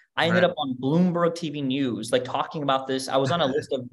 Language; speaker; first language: English; native; English